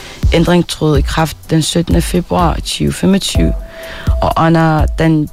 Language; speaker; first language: Danish; non-native, fluent; Arabic